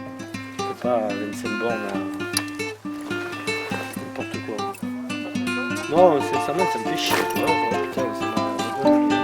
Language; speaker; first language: French; native; French